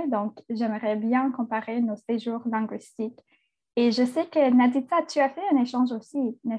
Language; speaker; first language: French; non-native, fluent; English